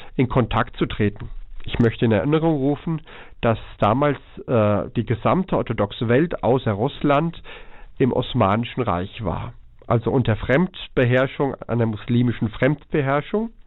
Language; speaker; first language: German; early bilingual, heritage; Greek